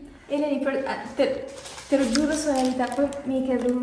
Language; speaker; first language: Albanian; early bilingual, heritage; Albanian